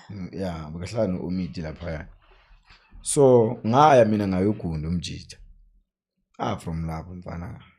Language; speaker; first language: Zulu; native; Zulu